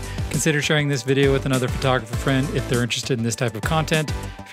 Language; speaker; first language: English; native; English